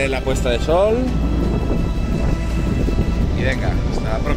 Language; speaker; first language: Spanish; native; Spanish